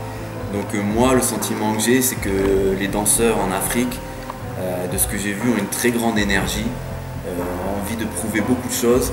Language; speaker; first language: French; native; French